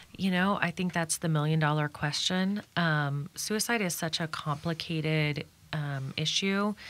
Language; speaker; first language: English; native; English